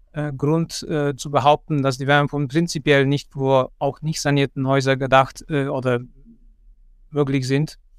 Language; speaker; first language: German; non-native, fluent; Polish